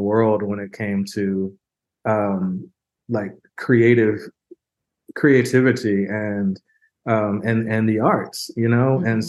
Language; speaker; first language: English; native; English